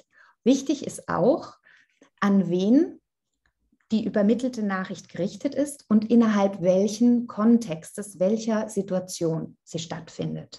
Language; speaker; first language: German; non-native, fluent; Italian